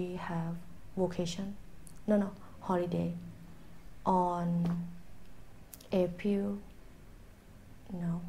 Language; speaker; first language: English; non-native, learner; Thai